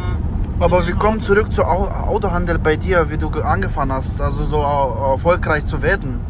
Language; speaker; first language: German; non-native, learner; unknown